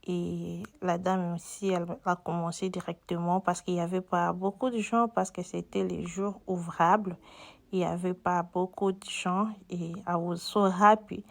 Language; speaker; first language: French; non-native, local second language; Lingala